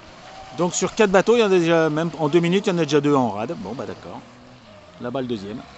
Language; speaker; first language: French; native; French